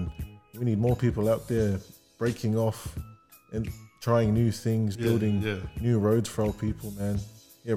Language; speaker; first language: English; native; English